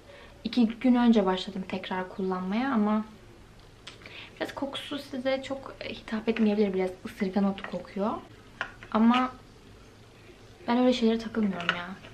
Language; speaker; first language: Turkish; native; Turkish